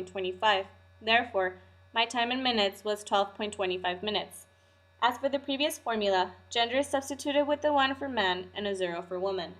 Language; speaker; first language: English; native; English